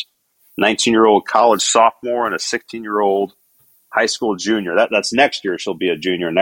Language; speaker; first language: English; native; English